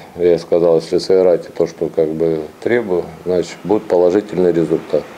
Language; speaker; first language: Russian; native; Russian